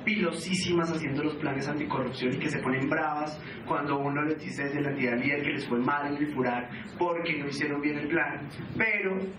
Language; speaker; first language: Spanish; native; Spanish